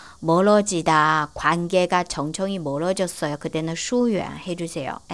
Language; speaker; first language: Korean; non-native, learner; Chinese